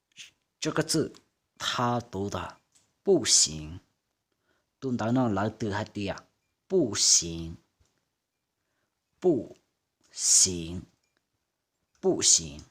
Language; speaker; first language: Chinese; non-native, fluent; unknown